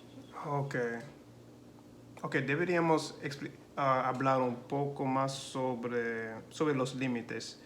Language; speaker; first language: Spanish; non-native, learner; English